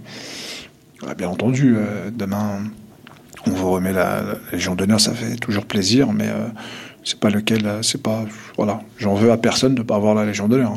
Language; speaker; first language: French; non-native, local second language; Kabyle